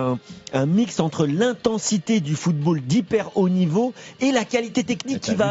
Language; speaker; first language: French; native; French